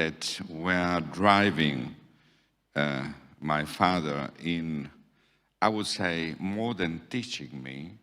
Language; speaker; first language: English; non-native, fluent; Italian